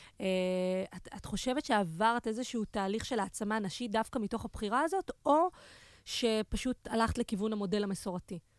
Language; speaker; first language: Hebrew; native; Hebrew